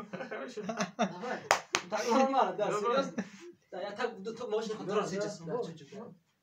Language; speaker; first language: Russian; non-native, learner; Turkish